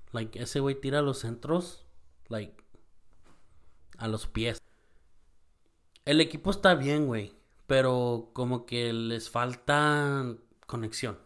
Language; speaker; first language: Spanish; early bilingual, heritage; Spanish